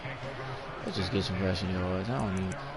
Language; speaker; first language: English; native; English